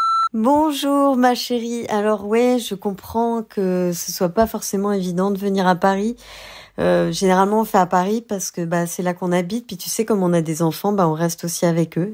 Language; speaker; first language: French; native; French